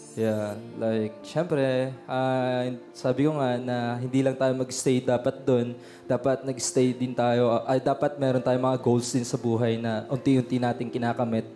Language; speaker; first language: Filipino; non-native, local second language; Iloko